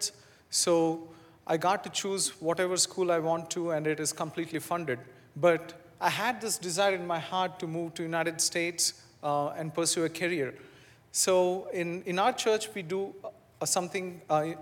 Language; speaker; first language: English; non-native, local second language; Telugu